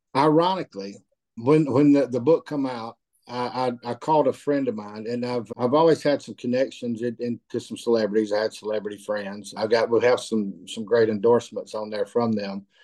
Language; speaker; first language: English; native; English